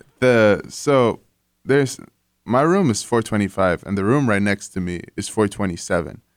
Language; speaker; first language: English; non-native, fluent; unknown